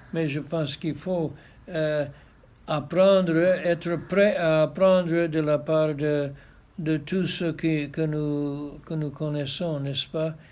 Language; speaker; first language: French; non-native, fluent; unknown